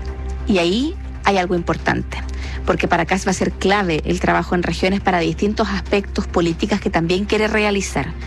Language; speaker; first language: Spanish; native; Spanish